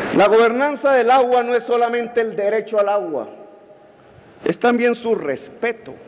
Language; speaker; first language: Spanish; native; Spanish